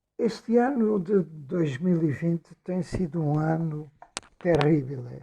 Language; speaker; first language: Portuguese; native; Portuguese